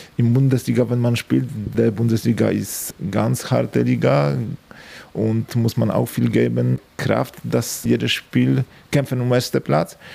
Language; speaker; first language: German; non-native, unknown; Polish